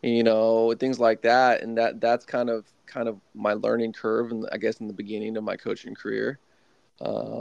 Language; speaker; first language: English; native; English